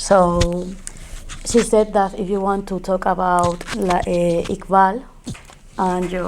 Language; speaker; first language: English; non-native, learner; Spanish